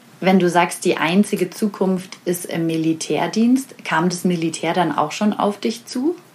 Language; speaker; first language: German; native; German